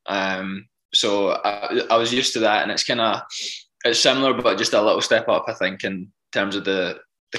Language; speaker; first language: English; native; English